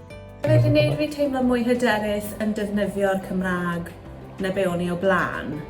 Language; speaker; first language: Welsh; non-native, local second language; English